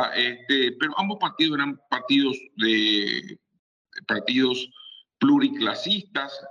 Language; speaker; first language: Spanish; native; Spanish